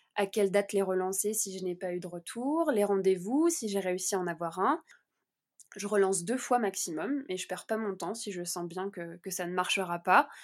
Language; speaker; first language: French; native; French